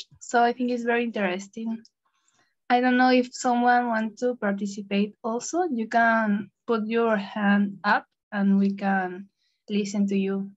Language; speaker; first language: English; non-native, learner; Spanish